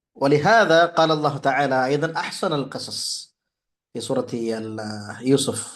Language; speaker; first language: Arabic; non-native, fluent; Tamil